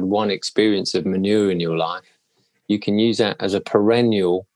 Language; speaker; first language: English; native; English